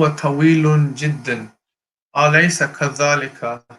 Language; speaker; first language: Arabic; non-native, learner; English